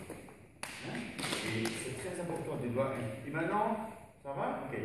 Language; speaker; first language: French; non-native, learner; Dutch